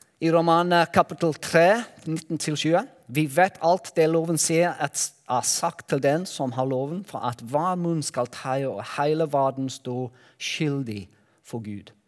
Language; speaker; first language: Norwegian; non-native, learner; Welsh